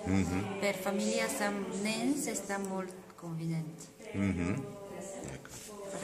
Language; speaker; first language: Catalan; non-native, learner; Spanish